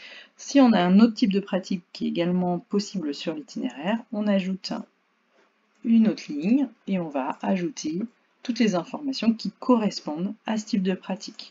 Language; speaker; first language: French; native; French